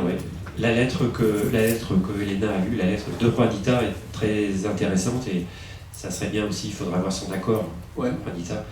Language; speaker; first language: French; native; French